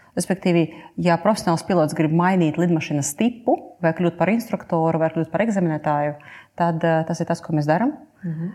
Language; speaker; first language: Latvian; non-native, local second language; Russian